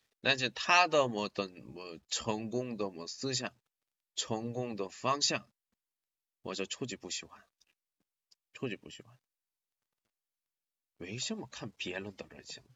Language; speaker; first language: Chinese; non-native, learner; Korean